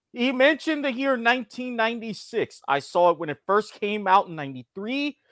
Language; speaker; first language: English; native; English